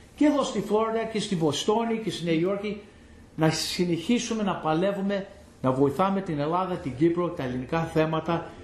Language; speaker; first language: Greek; early bilingual, heritage; Greek